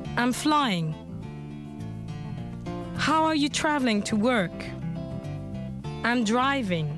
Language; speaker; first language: English; non-native, fluent; French